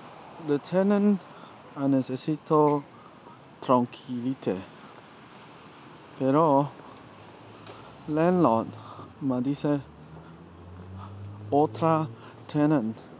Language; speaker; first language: Spanish; non-native, learner; English